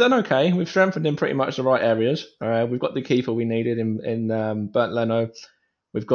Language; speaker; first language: English; native; English